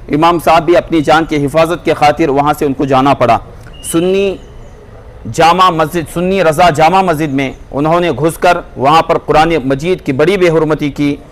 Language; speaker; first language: Urdu; native; Urdu